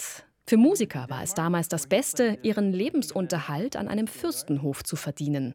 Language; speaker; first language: German; native; German